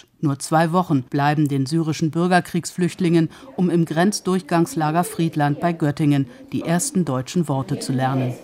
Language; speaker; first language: German; native; German